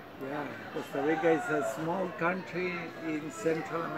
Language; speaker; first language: English; non-native, fluent; Spanish